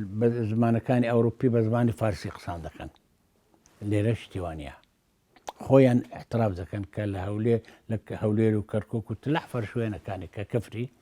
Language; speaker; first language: Central Kurdish; non-native, local second language; Azerbaijani